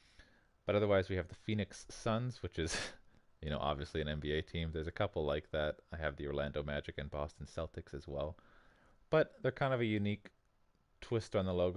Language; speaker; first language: English; native; English